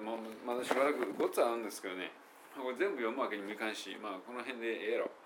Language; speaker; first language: Japanese; native; Japanese